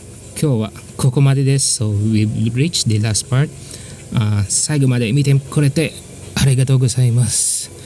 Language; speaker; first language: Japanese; non-native, fluent; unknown